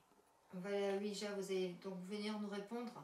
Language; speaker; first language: French; native; French